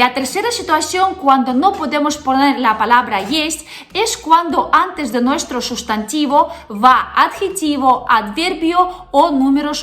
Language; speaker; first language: Spanish; non-native, fluent; Russian